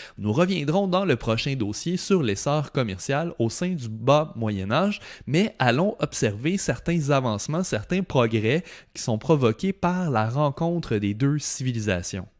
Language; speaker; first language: French; native; French